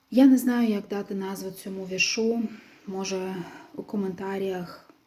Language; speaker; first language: Ukrainian; non-native, local second language; Russian